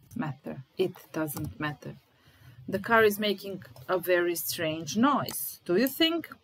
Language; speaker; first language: English; non-native, fluent; Serbian